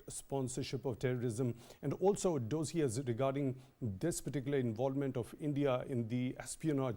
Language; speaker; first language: English; non-native, local second language; Urdu